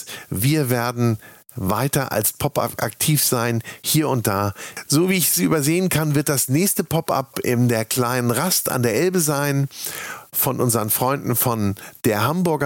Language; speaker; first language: German; native; German